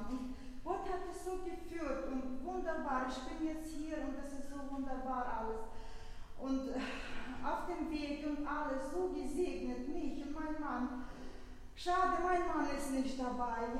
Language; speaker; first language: German; non-native, fluent; Russian